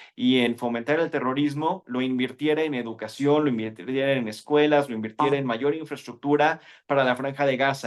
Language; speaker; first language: Spanish; native; Spanish